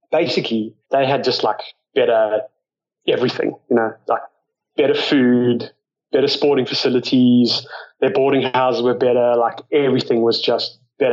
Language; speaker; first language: English; native; English